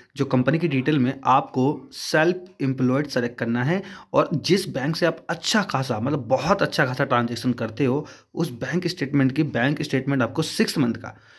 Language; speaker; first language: Hindi; native; Hindi